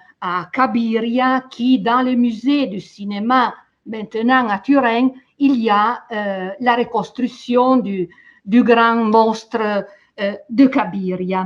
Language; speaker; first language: French; non-native, fluent; Italian